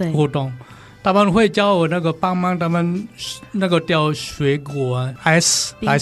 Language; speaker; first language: Chinese; non-native, learner; Balinese